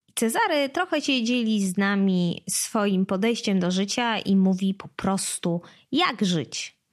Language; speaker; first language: Polish; native; Polish